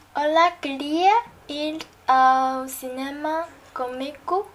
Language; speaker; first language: Portuguese; non-native, learner; Spanish